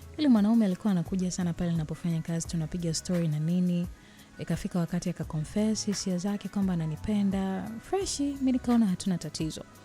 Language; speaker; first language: Swahili; native; Swahili